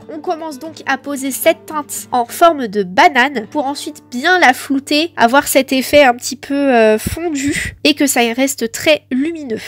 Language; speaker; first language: French; native; French